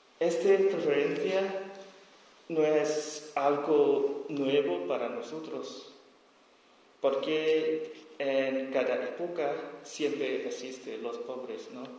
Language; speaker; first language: Spanish; non-native, learner; S'gaw Karen